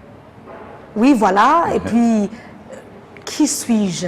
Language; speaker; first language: French; non-native, local second language; Kinyarwanda